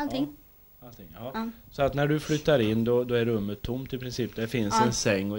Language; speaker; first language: Swedish; native; Swedish